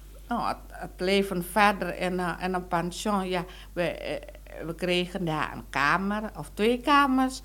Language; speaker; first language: Dutch; non-native, local second language; Indonesian